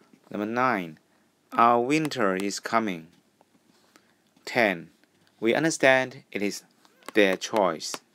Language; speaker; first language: English; non-native, local second language; Cantonese